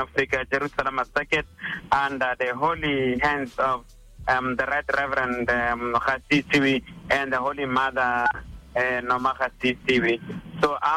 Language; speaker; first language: English; non-native, local second language; Tswana